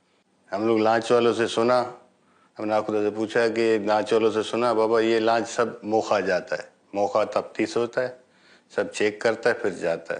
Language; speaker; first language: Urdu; non-native, learner; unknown